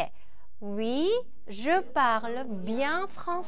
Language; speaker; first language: French; non-native, fluent; Korean